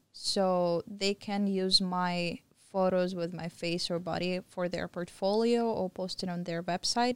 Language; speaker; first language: English; non-native, fluent; Russian